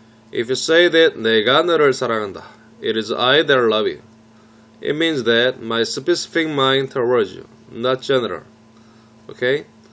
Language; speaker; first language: English; non-native, fluent; Korean